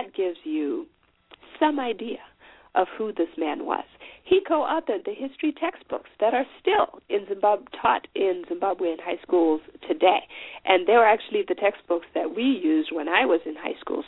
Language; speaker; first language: English; non-native, local second language; Shona